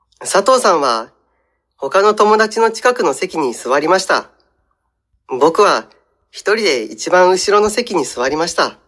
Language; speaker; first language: Japanese; non-native, fluent; Indonesian